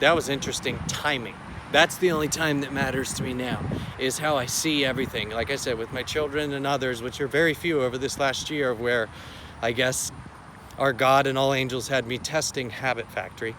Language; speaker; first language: English; native; English